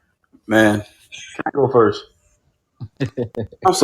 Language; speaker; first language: English; native; English